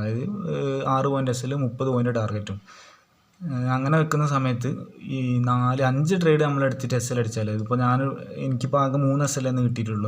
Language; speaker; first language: Malayalam; native; Malayalam